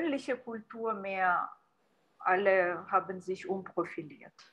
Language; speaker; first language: German; non-native, fluent; Ukrainian